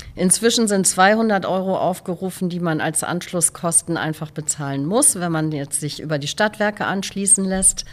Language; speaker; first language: German; native; German